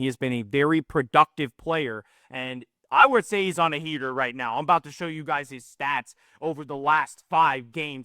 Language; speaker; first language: English; native; English